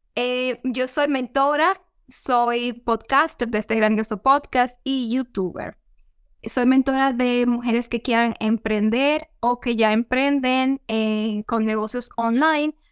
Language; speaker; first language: Spanish; native; Spanish